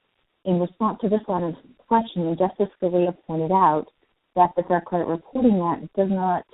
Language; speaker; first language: English; native; English